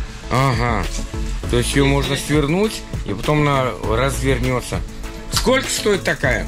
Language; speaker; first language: Russian; native; Russian